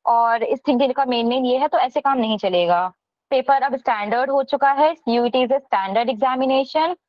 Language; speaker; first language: Hindi; native; Hindi